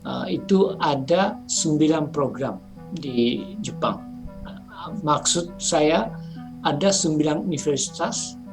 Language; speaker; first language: Indonesian; non-native, fluent; Japanese